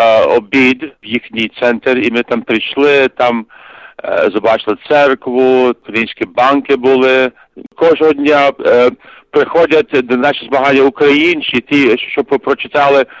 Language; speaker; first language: Ukrainian; early bilingual, heritage; Ukrainian